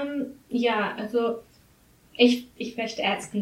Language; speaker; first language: German; non-native, learner; English